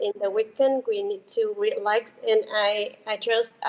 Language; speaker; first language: English; non-native, learner; Vietnamese